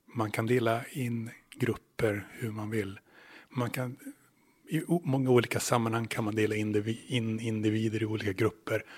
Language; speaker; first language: Swedish; native; Swedish